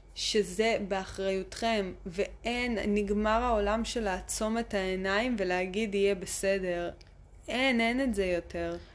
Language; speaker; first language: Hebrew; early bilingual, other home language; Russian